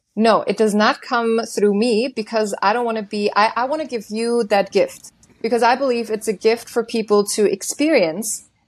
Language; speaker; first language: English; non-native, fluent; German